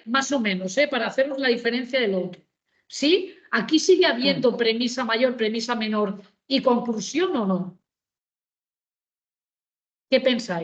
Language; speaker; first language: Spanish; native; Spanish